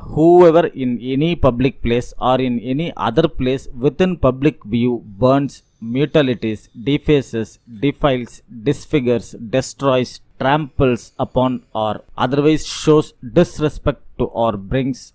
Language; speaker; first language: English; non-native, local second language; Tamil